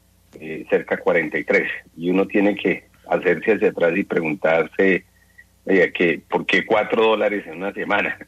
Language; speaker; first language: Spanish; native; Spanish